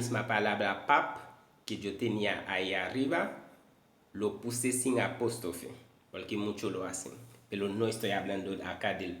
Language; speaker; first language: Spanish; non-native, fluent; Haitian Creole